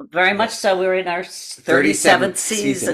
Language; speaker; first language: English; native; English